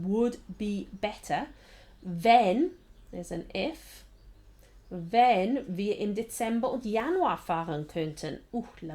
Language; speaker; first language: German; non-native, fluent; English